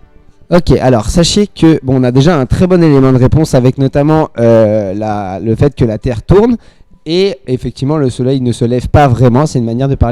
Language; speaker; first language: French; native; French